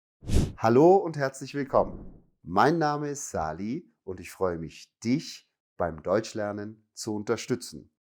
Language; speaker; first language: German; non-native, fluent; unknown